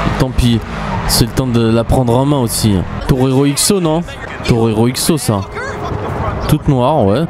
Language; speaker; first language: French; native; French